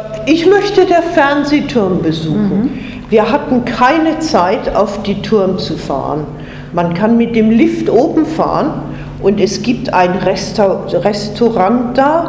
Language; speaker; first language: German; non-native, fluent; English